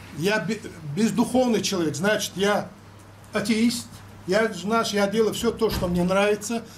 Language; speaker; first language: Russian; non-native, local second language; Chechen